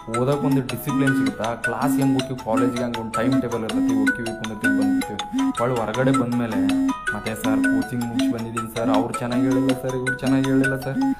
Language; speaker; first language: Kannada; native; Kannada